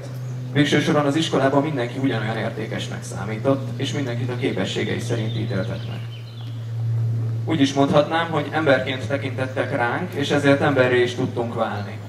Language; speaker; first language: Hungarian; native; Hungarian